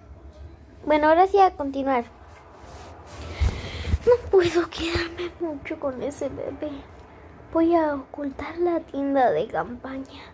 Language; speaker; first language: Spanish; native; Spanish